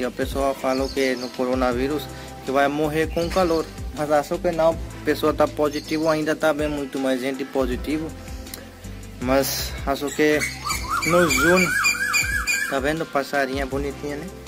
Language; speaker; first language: Portuguese; non-native, learner; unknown